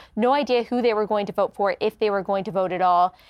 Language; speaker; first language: English; native; English